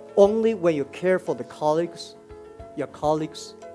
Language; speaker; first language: English; non-native, fluent; Chinese